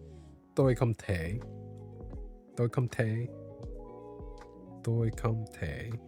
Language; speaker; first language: Vietnamese; non-native, learner; English